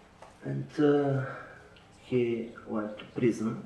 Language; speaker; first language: English; non-native, learner; Bulgarian